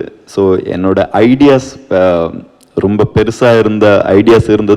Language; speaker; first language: Tamil; non-native, learner; Kannada